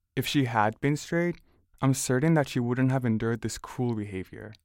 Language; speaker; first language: English; early bilingual, other home language; Spanish